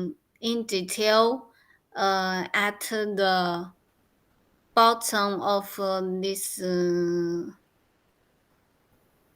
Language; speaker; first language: English; non-native, learner; Chinese